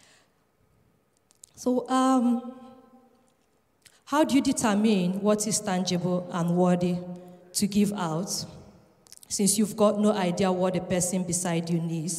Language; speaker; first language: English; non-native, local second language; Igbo